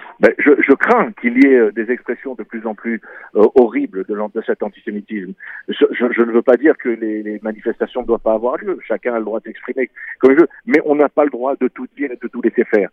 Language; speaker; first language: French; native; French